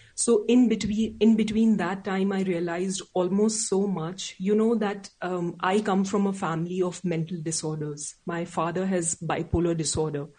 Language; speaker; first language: English; non-native, local second language; Hindi